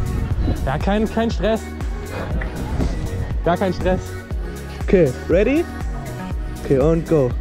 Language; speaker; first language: German; native; German